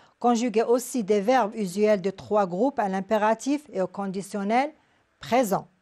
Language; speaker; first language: French; non-native, local second language; Arabic